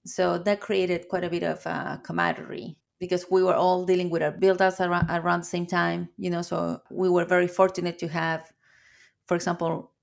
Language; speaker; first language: English; non-native, fluent; Spanish